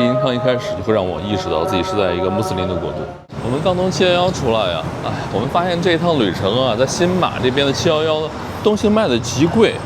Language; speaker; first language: Chinese; native; Chinese